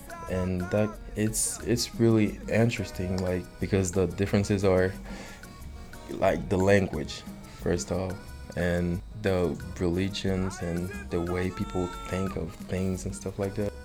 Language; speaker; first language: English; non-native, fluent; Haitian Creole